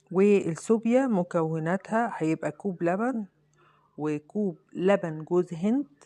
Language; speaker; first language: Arabic; native; Arabic